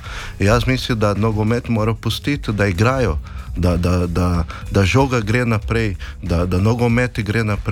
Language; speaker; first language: Slovenian; non-native, learner; Portuguese